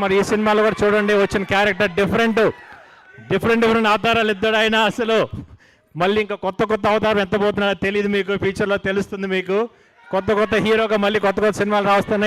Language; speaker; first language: Telugu; native; Telugu